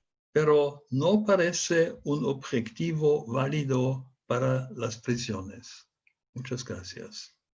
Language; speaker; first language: Spanish; non-native, fluent; German